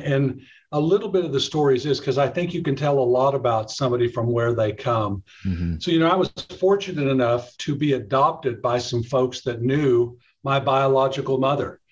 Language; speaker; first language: English; native; English